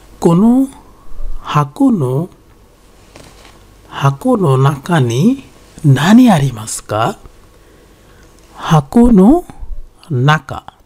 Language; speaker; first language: Japanese; non-native, learner; Bangla